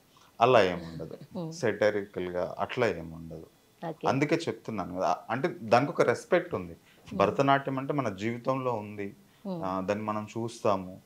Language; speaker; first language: Telugu; native; Telugu